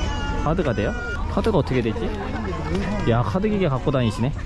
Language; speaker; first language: Korean; native; Korean